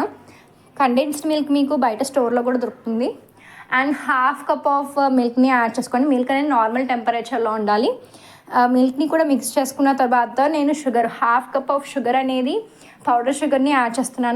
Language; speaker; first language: Telugu; native; Telugu